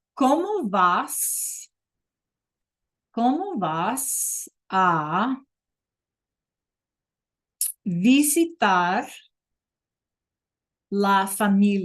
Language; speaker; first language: Spanish; non-native, fluent; English